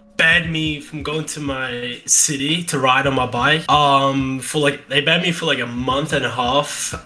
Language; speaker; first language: English; native; English